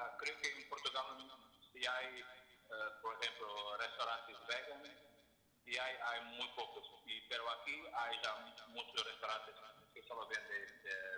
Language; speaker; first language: Spanish; non-native, learner; Portuguese